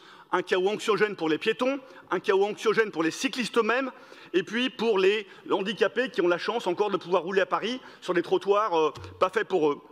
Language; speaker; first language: French; native; French